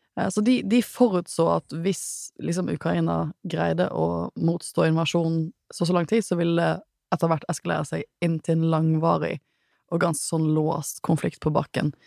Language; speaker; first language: Norwegian; native; Norwegian